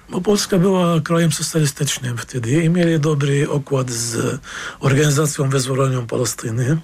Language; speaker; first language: Polish; non-native, fluent; Arabic